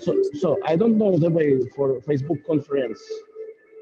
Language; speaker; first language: English; non-native, learner; Russian